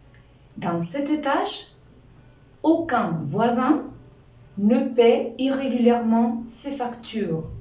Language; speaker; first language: French; non-native, fluent; Spanish